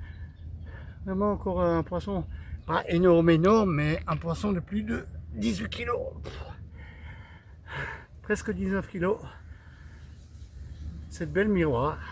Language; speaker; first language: French; native; French